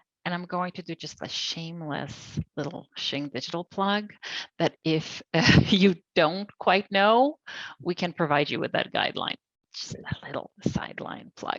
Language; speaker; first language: English; non-native, fluent; Polish